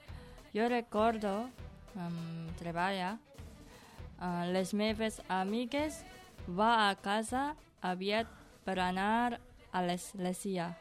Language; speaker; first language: Catalan; non-native, learner; Indonesian